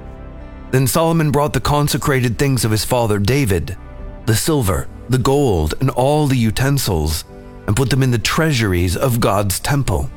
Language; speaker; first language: English; native; English